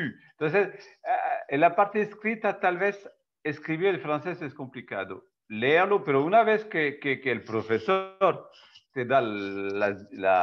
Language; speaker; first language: Spanish; non-native, fluent; French